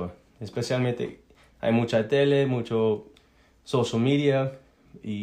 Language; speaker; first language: Spanish; early bilingual, heritage; Spanish